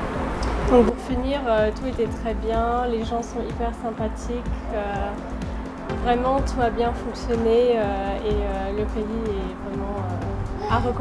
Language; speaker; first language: French; non-native, local second language; Luxembourgish